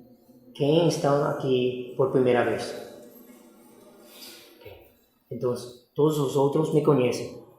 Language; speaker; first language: Portuguese; non-native, fluent; Spanish